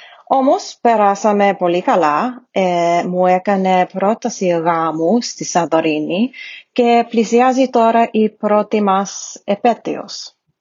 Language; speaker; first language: Greek; non-native, learner; English